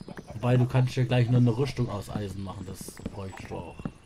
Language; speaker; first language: German; native; German